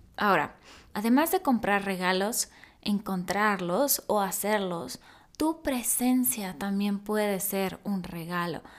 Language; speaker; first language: Spanish; early bilingual, other home language; Russian